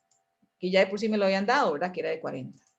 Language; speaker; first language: Spanish; native; Spanish